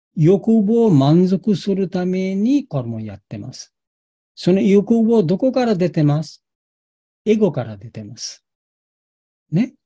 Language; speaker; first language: Japanese; non-native, learner; Bangla